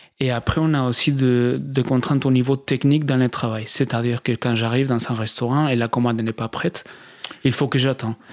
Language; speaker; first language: French; non-native, fluent; Spanish